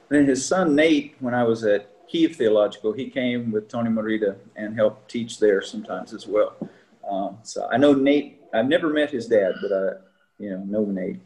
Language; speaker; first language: English; native; English